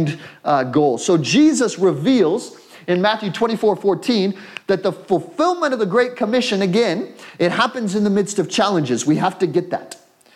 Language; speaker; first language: English; native; English